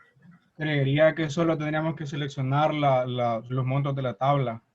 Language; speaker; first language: Spanish; native; Spanish